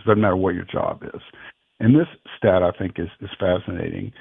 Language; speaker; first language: English; native; English